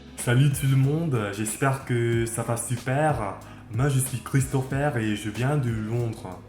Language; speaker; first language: French; non-native, fluent; English